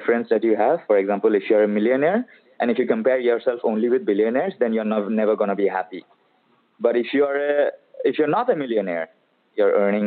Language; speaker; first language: English; non-native, local second language; Assamese